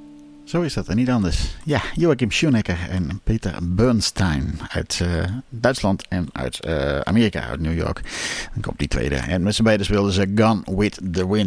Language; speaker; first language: Dutch; native; Dutch